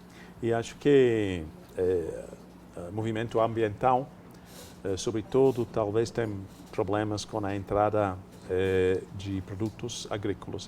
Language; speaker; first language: Portuguese; non-native, fluent; English